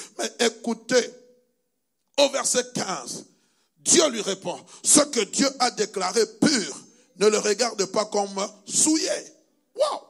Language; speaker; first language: French; non-native, local second language; Lingala